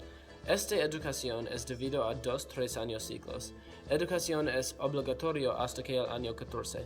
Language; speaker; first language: Spanish; non-native, learner; English